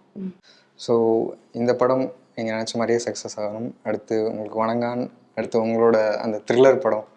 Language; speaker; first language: Tamil; native; Tamil